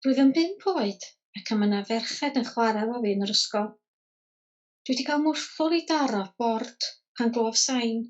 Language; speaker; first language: Welsh; native; Welsh